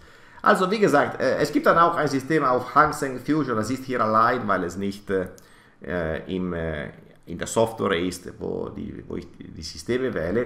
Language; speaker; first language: German; non-native, fluent; Italian